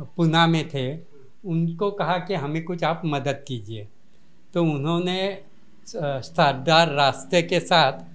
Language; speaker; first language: Hindi; non-native, local second language; Marathi